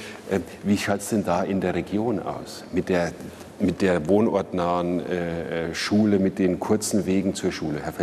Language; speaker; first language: German; native; German